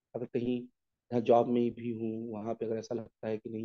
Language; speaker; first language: Hindi; native; Hindi